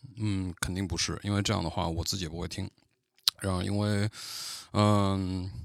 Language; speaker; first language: Chinese; native; Chinese